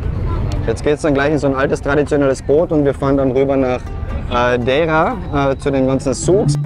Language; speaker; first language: German; native; German